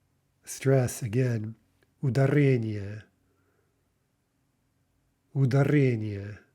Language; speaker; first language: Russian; non-native, fluent; English